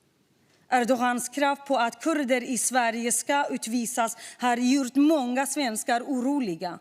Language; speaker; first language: Swedish; non-native, fluent; Kurdish